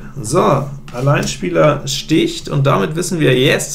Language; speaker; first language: German; native; German